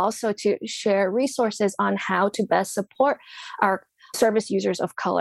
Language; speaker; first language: English; non-native, local second language; Cantonese